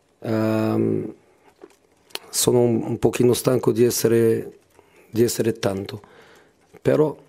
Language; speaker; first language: Italian; non-native, fluent; Portuguese